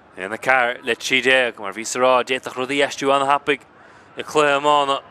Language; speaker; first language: Irish; native; Irish